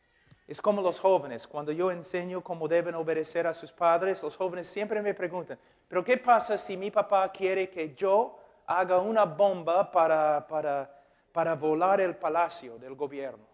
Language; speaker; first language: Spanish; non-native, fluent; English